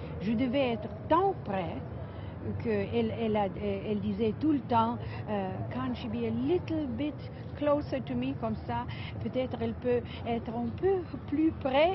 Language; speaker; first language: French; non-native, fluent; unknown